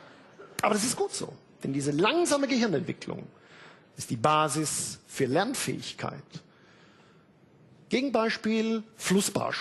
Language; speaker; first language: German; native; German